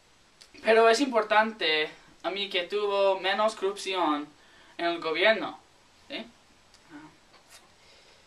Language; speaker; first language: Spanish; non-native, learner; English